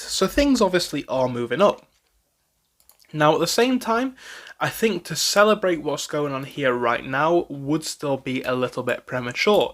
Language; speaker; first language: English; native; English